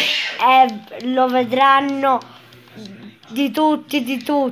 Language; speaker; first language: Italian; native; Italian